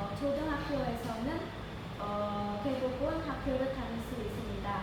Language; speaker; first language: Korean; non-native, learner; Khmer